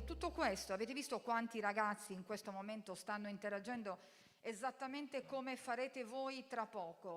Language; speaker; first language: Italian; native; Italian